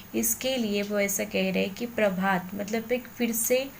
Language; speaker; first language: Hindi; non-native, local second language; Marathi